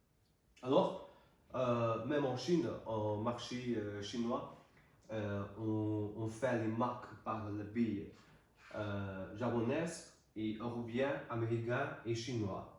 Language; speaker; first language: French; non-native, learner; Chinese